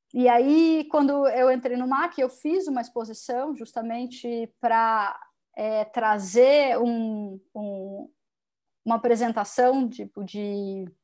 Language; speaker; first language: Portuguese; native; Portuguese